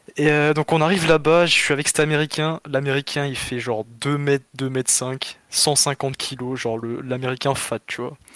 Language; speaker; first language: French; native; French